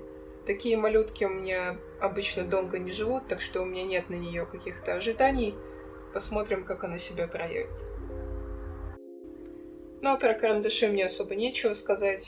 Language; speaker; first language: Russian; native; Russian